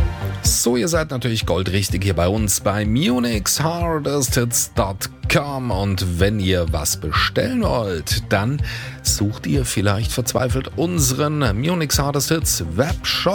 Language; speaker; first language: German; native; German